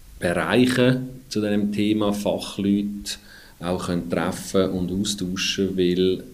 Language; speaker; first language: German; native; German